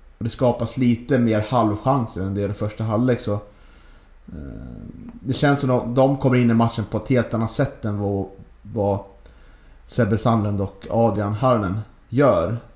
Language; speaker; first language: Swedish; native; Swedish